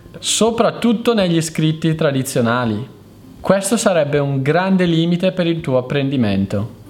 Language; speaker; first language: Italian; native; Italian